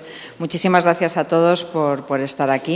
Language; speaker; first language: Spanish; native; Spanish